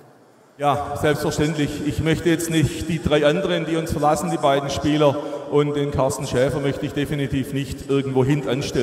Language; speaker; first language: German; native; German